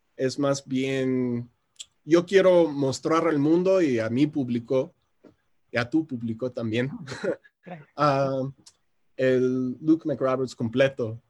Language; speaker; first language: Spanish; non-native, fluent; English